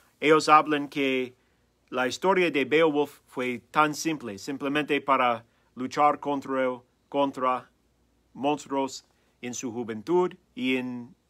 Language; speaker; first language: Spanish; non-native, fluent; English